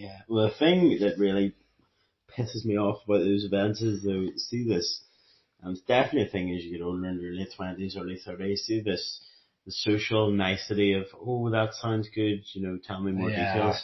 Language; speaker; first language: English; native; English